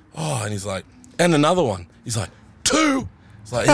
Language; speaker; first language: English; native; English